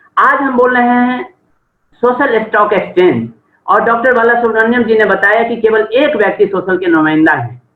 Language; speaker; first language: Hindi; native; Hindi